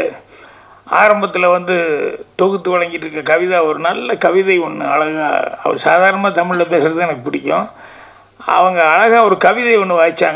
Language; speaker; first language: Tamil; native; Tamil